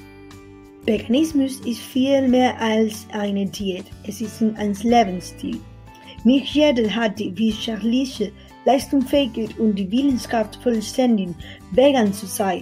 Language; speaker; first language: German; non-native, learner; Spanish